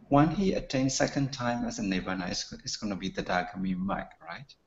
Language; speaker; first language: English; non-native, learner; Burmese